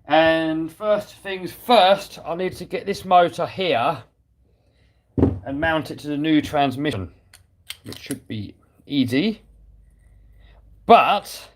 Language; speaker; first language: English; native; English